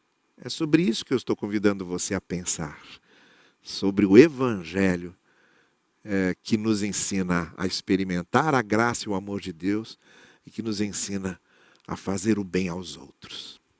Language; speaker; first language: Portuguese; native; Portuguese